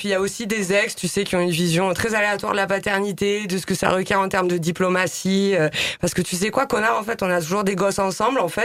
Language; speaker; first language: French; native; French